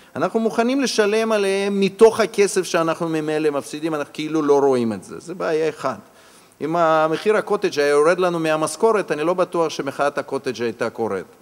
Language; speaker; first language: Hebrew; non-native, fluent; Russian